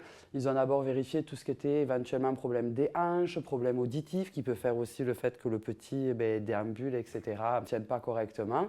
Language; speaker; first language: French; native; French